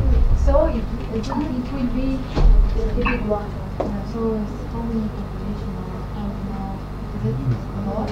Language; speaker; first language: English; non-native, fluent; Russian